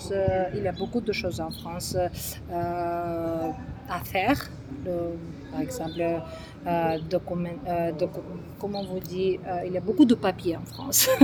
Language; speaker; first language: French; non-native, learner; Georgian